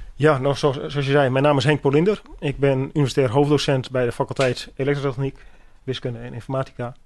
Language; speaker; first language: Dutch; native; Dutch